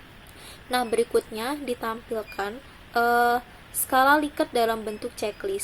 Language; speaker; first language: Indonesian; native; Indonesian